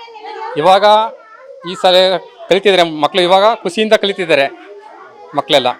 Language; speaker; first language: Kannada; native; Kannada